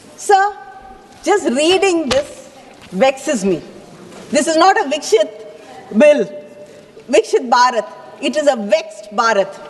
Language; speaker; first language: English; non-native, local second language; Tamil